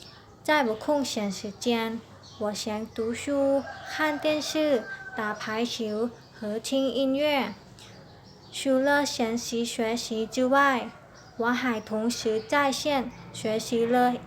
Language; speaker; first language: Chinese; non-native, learner; Lao